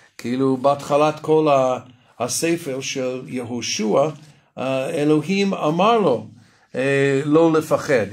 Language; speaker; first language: Hebrew; non-native, fluent; Russian